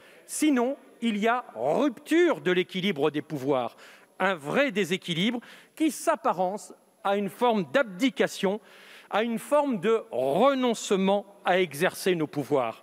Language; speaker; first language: French; native; French